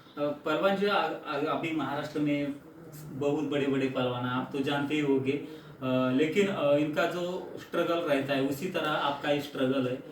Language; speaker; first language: Hindi; non-native, local second language; Marathi